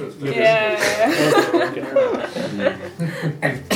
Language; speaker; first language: English; non-native, learner; Chinese